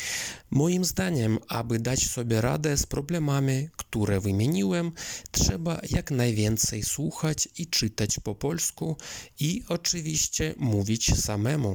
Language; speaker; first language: Polish; non-native, fluent; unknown